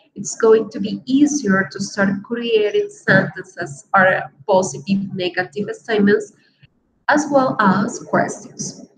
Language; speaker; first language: English; non-native, fluent; Spanish